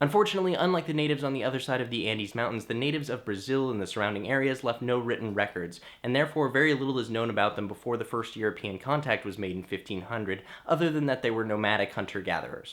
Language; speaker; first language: English; native; English